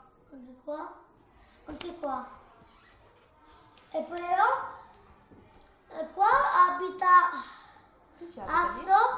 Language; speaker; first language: Italian; early bilingual, other home language; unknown